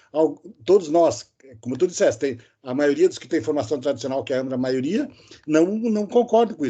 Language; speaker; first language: Portuguese; native; Portuguese